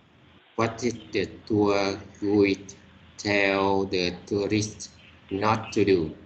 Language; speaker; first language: English; non-native, learner; Vietnamese